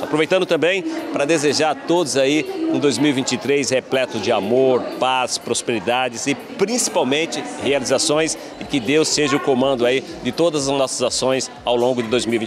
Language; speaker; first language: Portuguese; native; Portuguese